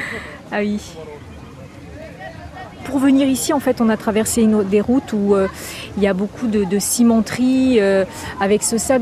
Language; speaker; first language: French; native; French